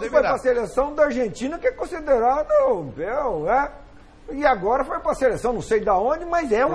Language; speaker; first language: Portuguese; native; Portuguese